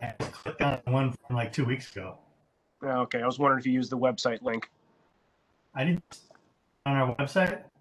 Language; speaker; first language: English; native; English